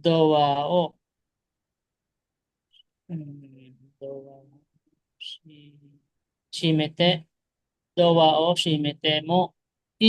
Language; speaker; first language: Japanese; non-native, learner; Filipino